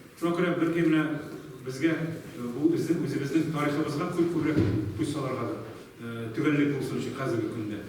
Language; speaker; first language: Tatar; native; Tatar